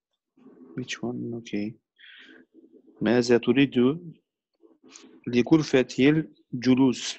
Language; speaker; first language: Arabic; non-native, learner; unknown